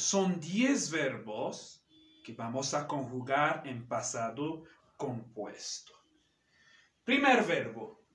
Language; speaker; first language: Spanish; non-native, fluent; French